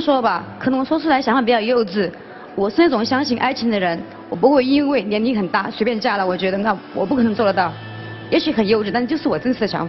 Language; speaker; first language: Chinese; native; Chinese